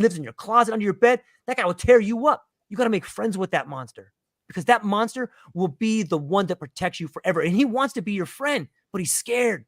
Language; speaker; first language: English; native; English